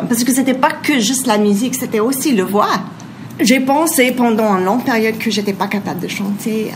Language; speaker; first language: French; non-native, local second language; English